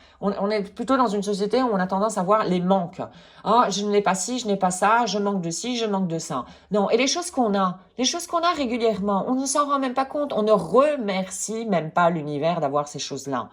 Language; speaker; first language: French; native; French